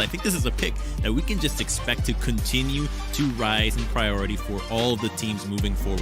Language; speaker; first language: English; native; English